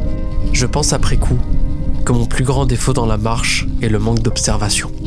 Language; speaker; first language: French; native; French